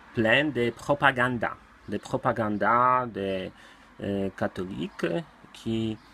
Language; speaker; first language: French; non-native, learner; Polish